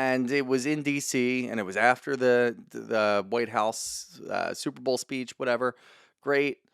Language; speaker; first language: English; native; English